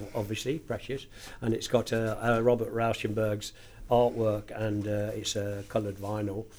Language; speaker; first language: English; native; English